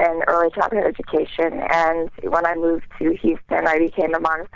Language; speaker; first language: English; native; English